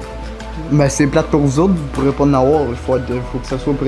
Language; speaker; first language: French; native; French